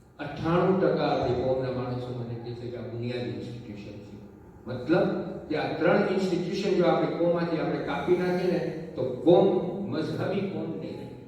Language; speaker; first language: Gujarati; early bilingual, heritage; Gujarati